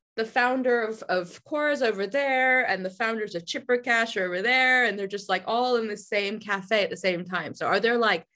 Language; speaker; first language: English; native; English